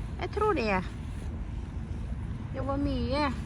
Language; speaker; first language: Swedish; non-native, learner; Thai